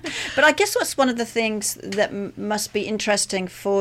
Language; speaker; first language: English; native; English